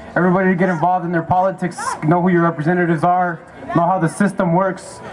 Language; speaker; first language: English; early bilingual, other home language; Spanish